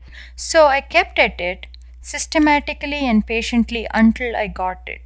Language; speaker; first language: English; non-native, local second language; Tamil